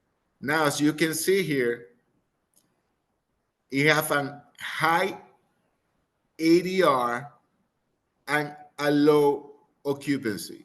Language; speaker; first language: English; non-native, fluent; Spanish